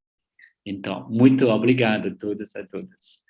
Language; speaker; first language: Portuguese; non-native, learner; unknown